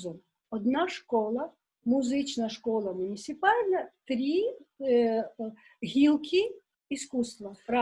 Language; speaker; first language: Ukrainian; non-native, local second language; Russian